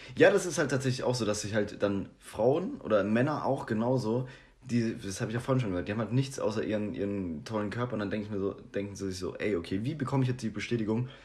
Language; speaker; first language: German; native; German